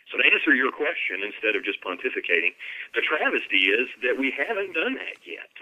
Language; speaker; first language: English; native; English